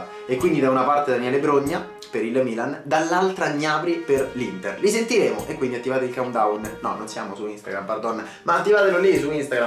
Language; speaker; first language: Italian; native; Italian